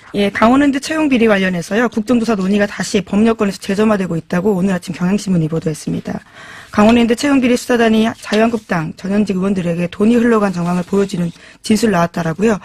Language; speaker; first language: Korean; native; Korean